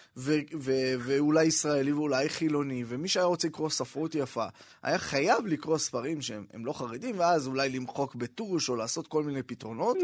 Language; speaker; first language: Hebrew; native; Hebrew